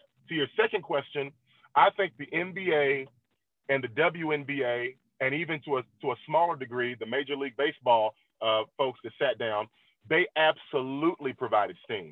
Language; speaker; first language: English; native; English